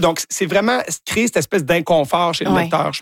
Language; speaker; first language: French; native; French